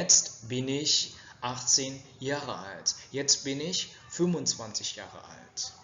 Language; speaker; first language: German; non-native, fluent; Vietnamese